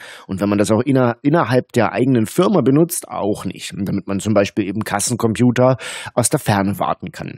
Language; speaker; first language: German; native; German